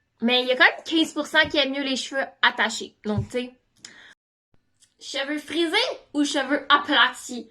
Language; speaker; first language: French; native; French